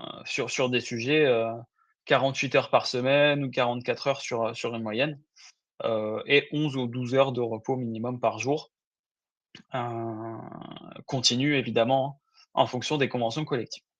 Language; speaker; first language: French; native; French